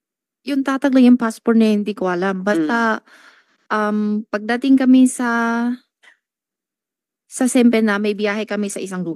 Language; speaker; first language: Filipino; non-native, learner; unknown